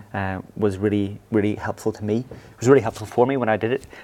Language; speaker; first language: English; native; English